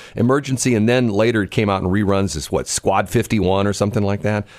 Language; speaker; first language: English; native; English